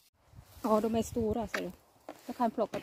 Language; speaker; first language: Swedish; non-native, learner; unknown